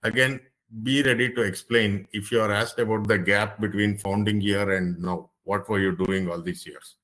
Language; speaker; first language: English; non-native, local second language; Kannada